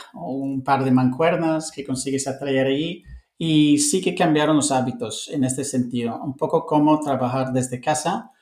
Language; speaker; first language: Spanish; non-native, fluent; English